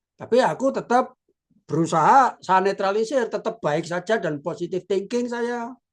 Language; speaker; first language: Indonesian; non-native, local second language; Javanese